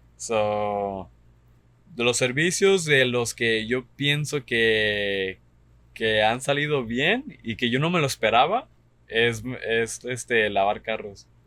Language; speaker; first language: Spanish; early bilingual, heritage; Spanish